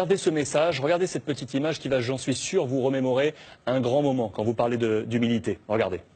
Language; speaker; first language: French; native; French